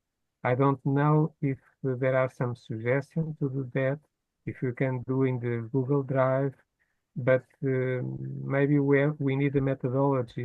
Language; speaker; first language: English; non-native, fluent; Portuguese